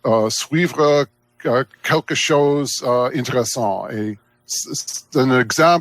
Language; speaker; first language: French; non-native, learner; English